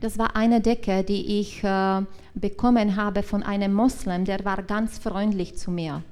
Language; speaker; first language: German; non-native, learner; Czech